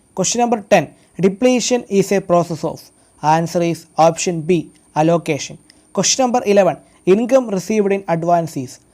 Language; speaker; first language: English; non-native, local second language; Malayalam